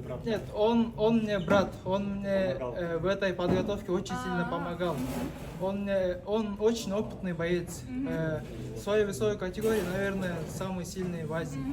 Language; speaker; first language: Russian; non-native, local second language; Kyrgyz